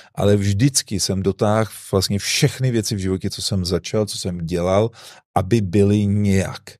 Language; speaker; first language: Czech; native; Czech